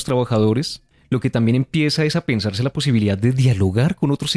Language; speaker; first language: Spanish; native; Spanish